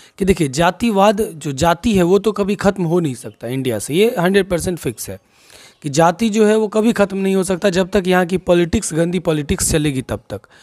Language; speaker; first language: Hindi; non-native, local second language; Maithili